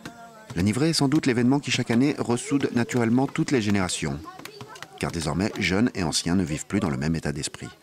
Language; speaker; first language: French; native; French